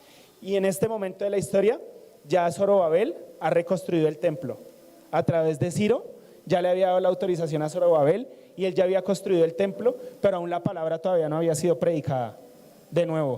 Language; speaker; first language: Spanish; native; Spanish